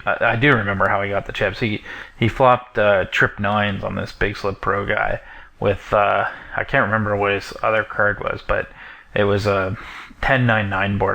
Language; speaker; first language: English; native; English